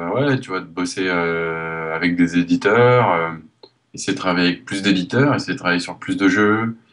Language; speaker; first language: French; native; French